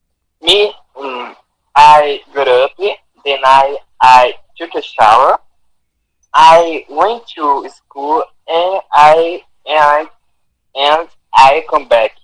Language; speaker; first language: English; non-native, learner; Portuguese